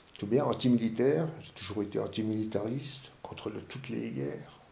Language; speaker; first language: French; native; French